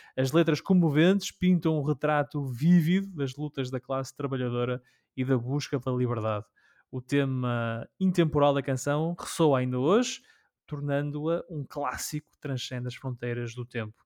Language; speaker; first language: Portuguese; native; Portuguese